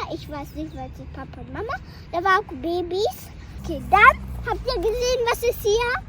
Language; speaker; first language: German; early bilingual, other home language; Kannada